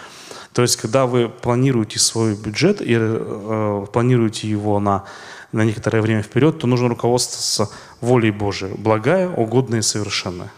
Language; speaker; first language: Russian; native; Russian